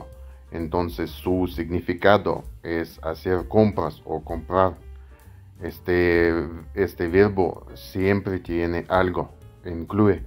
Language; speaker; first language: Spanish; non-native, fluent; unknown